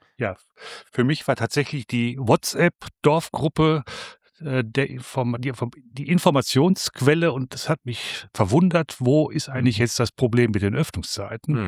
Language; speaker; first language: German; native; German